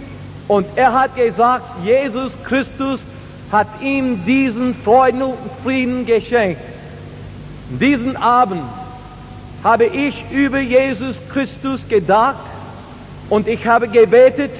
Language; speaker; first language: German; non-native, learner; English